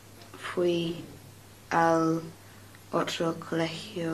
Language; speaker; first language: Spanish; non-native, learner; English